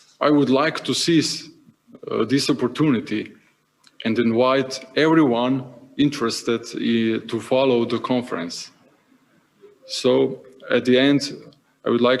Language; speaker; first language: English; non-native, fluent; Slovenian